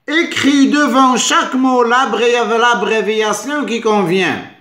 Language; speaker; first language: French; non-native, local second language; Arabic